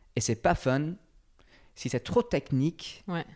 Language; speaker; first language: French; non-native, fluent; English